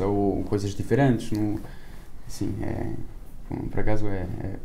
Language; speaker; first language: Portuguese; early bilingual, heritage; French